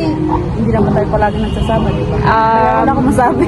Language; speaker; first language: Filipino; non-native, local second language; Cebuano